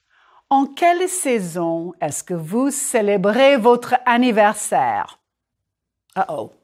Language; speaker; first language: French; non-native, fluent; English